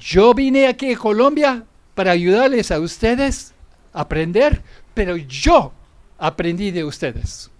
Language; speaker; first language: Spanish; non-native, fluent; English